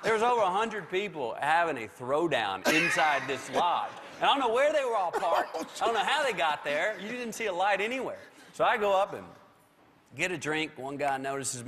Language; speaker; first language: English; native; English